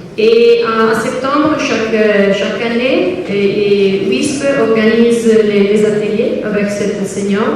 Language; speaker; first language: French; non-native, learner; Italian